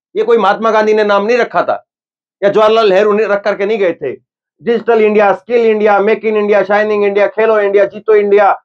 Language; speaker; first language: Hindi; native; Hindi